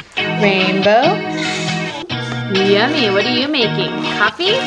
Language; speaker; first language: English; native; English